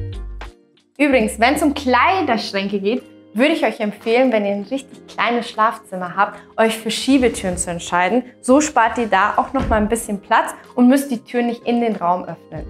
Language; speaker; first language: German; native; German